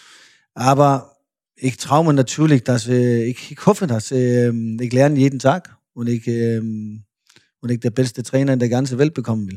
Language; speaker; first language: German; non-native, fluent; Danish